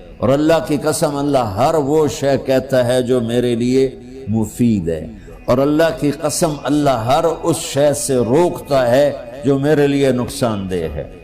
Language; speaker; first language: Urdu; non-native, local second language; Punjabi